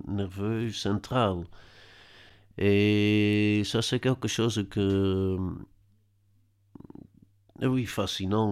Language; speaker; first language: French; non-native, learner; Dutch